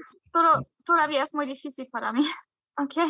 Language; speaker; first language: Spanish; non-native, fluent; German